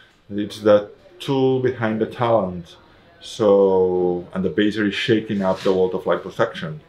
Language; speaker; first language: English; non-native, fluent; Spanish